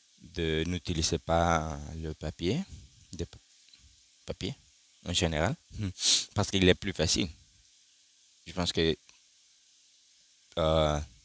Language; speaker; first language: French; non-native, learner; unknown